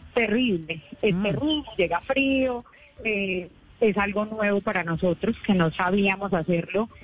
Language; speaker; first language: Spanish; native; Spanish